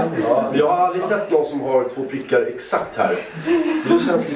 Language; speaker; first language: Swedish; native; Swedish